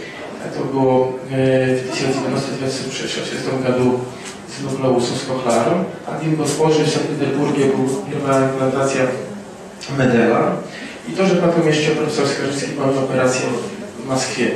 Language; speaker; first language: Russian; non-native, fluent; Polish